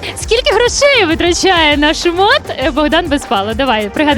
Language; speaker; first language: Ukrainian; native; Ukrainian